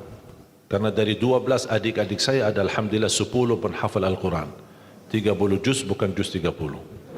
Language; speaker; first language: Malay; non-native, fluent; Arabic